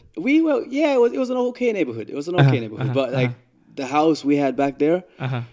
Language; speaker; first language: English; early bilingual, other home language; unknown